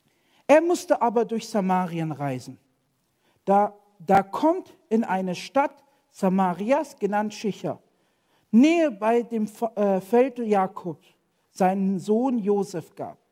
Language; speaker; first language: German; non-native, fluent; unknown